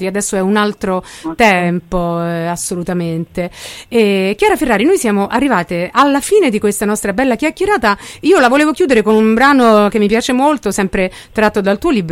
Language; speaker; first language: Italian; native; Italian